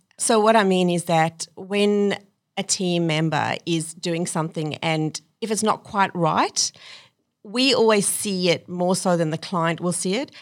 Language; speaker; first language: English; native; English